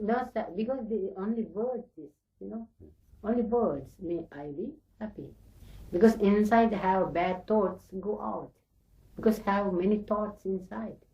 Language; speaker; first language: English; non-native, learner; Sinhala